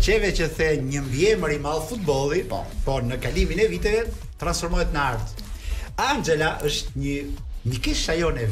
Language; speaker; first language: Albanian; native; Albanian